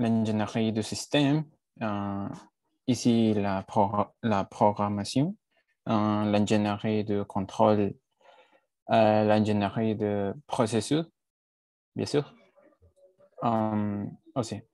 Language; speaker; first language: French; non-native, learner; Spanish